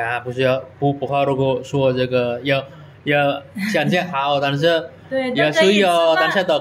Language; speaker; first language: Chinese; non-native, learner; Indonesian